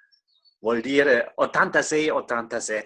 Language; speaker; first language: Italian; non-native, fluent; German